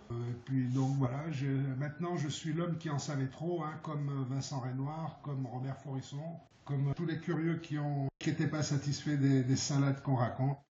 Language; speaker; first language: French; early bilingual, other home language; Arabic